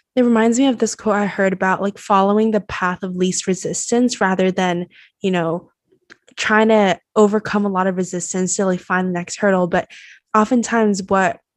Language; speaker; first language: English; non-native, fluent; Chinese